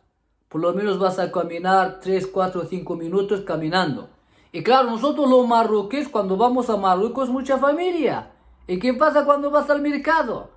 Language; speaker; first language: Spanish; non-native, fluent; Arabic